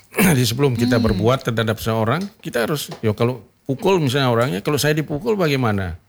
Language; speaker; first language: Malay; non-native, local second language; Balinese